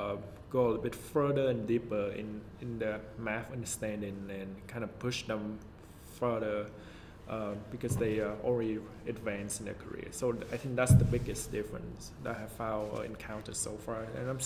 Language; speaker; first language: English; non-native, fluent; Vietnamese